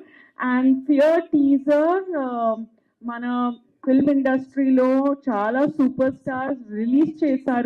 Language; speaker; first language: Telugu; non-native, fluent; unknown